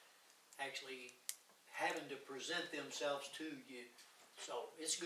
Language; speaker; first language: English; native; English